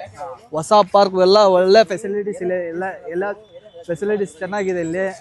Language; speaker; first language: Kannada; non-native, local second language; Urdu